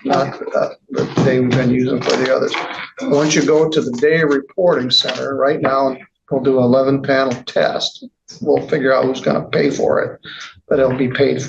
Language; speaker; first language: English; native; English